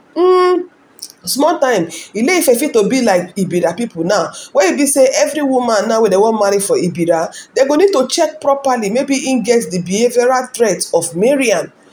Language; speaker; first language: Nigerian Pidgin; non-native, local second language; Igbo